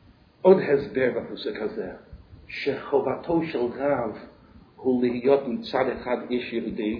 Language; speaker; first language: Hebrew; non-native, fluent; English